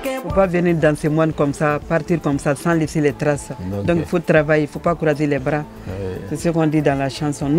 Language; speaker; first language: French; non-native, local second language; Bambara